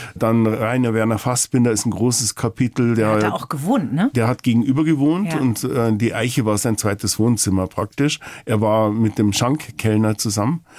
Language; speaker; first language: German; native; German